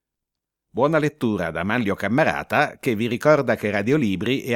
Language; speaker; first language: Italian; native; Italian